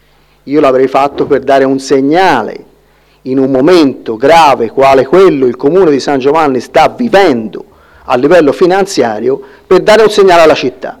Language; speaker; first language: Italian; native; Italian